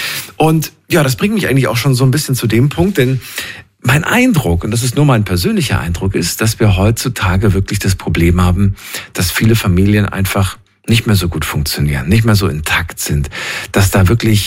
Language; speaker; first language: German; native; German